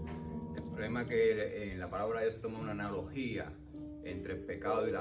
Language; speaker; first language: Spanish; native; Spanish